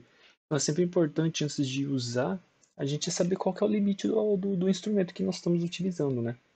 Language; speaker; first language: Portuguese; native; Portuguese